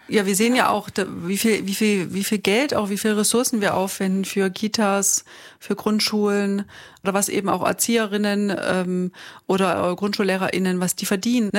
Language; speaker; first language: German; native; German